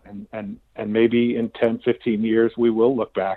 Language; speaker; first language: English; native; English